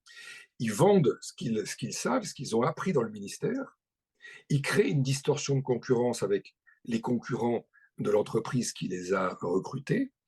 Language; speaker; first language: French; native; French